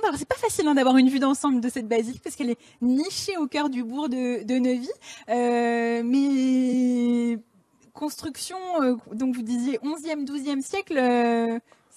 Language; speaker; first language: French; native; French